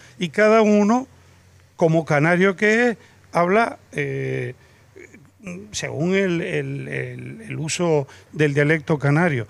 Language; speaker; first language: Spanish; native; Spanish